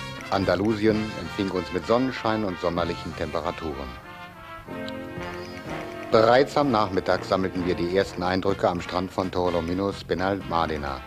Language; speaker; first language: German; native; German